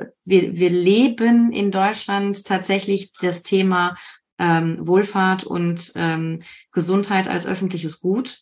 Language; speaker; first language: German; native; German